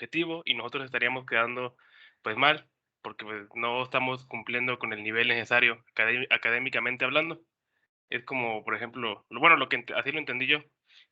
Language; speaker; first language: Spanish; native; Spanish